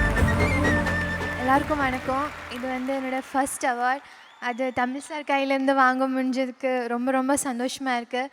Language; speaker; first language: Tamil; non-native, local second language; Malayalam